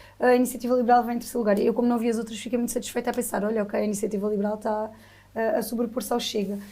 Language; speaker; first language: Portuguese; native; Portuguese